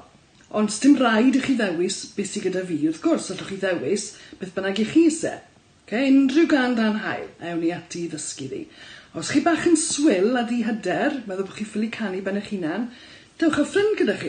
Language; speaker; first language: Welsh; native; Welsh